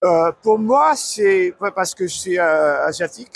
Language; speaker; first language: French; non-native, learner; English